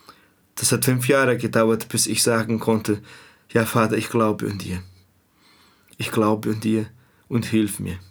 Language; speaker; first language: German; non-native, fluent; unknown